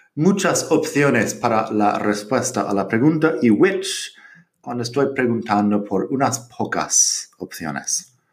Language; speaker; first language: Spanish; non-native, fluent; English